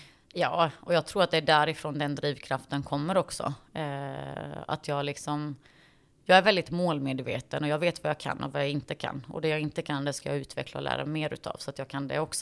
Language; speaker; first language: Swedish; early bilingual, other home language; Bosnian